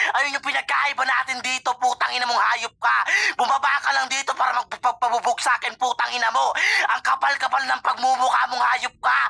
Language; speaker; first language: Filipino; non-native, local second language; Cebuano